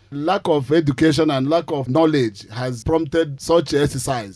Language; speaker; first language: English; non-native, local second language; Igbo